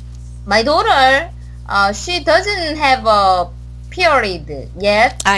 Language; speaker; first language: English; non-native, learner; Korean